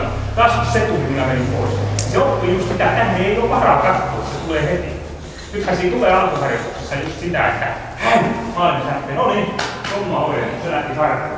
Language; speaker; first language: Finnish; native; Finnish